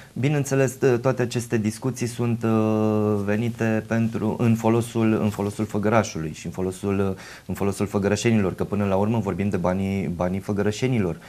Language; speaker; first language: Romanian; native; Romanian